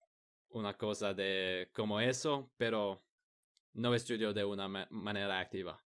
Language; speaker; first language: Spanish; non-native, learner; English